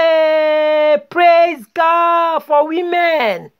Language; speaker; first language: English; non-native, local second language; Igbo